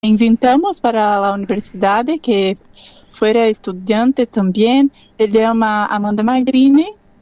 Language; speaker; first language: Spanish; non-native, learner; Portuguese